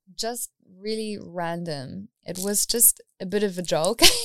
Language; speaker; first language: English; native; English